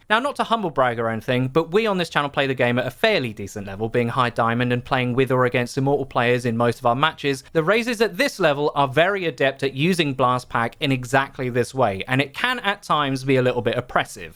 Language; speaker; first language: English; native; English